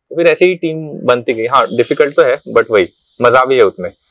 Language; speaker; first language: Hindi; non-native, local second language; Marathi